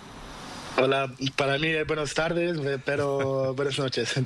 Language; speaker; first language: Spanish; non-native, learner; Portuguese